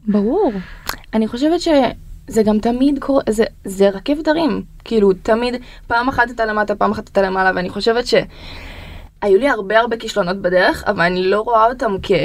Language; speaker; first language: Hebrew; early bilingual, other home language; Russian